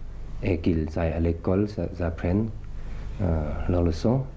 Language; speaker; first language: French; early bilingual, other home language; Thai